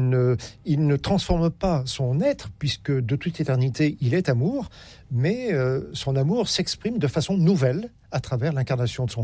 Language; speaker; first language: French; native; French